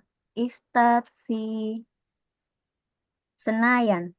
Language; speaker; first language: Arabic; non-native, learner; Indonesian